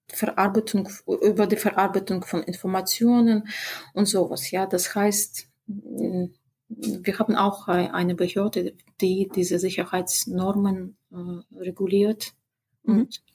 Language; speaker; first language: German; non-native, fluent; Russian